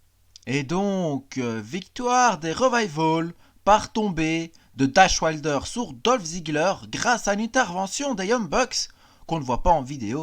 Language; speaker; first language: French; native; French